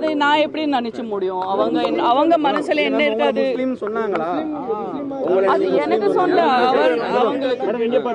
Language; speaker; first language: Tamil; non-native, local second language; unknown